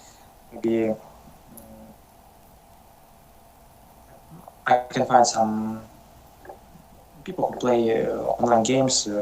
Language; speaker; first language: English; non-native, learner; Russian